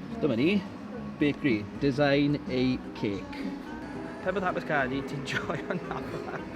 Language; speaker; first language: Welsh; native; Welsh